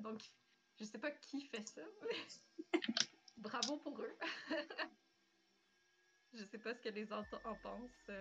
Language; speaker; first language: French; native; French